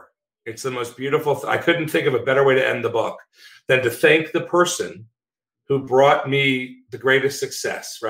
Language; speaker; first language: English; native; English